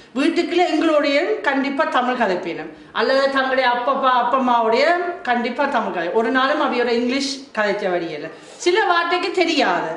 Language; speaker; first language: Tamil; non-native, fluent; German